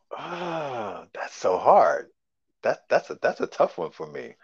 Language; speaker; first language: English; native; English